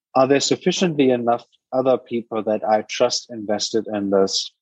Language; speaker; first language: English; non-native, fluent; German